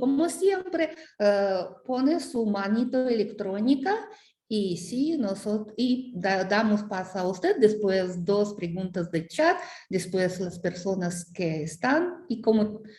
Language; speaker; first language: Spanish; non-native, fluent; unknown